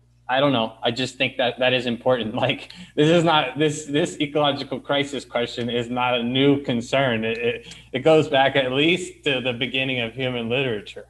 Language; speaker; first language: English; native; English